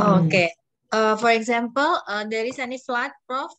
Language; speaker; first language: English; non-native, learner; Indonesian